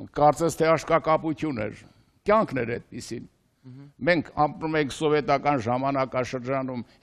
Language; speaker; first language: Armenian; native; Armenian